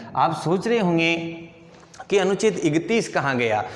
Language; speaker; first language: Hindi; native; Hindi